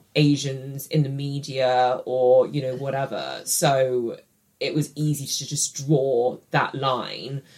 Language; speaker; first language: English; native; English